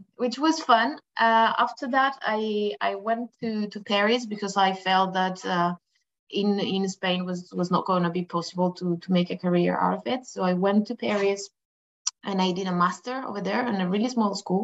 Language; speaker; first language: English; non-native, fluent; Spanish